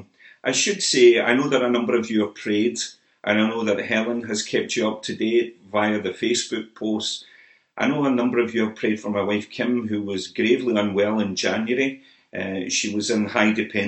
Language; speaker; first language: English; native; English